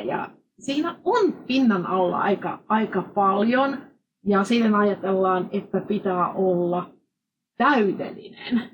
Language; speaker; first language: Finnish; non-native, fluent; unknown